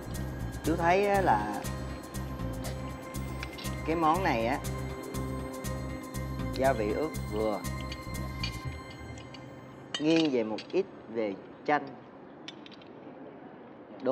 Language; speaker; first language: Vietnamese; native; Vietnamese